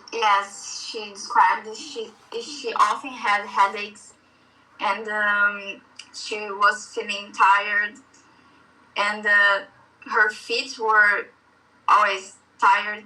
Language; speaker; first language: English; non-native, learner; Portuguese